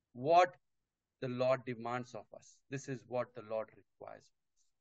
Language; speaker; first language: English; non-native, local second language; Marathi